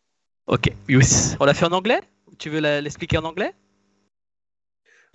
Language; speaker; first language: French; native; French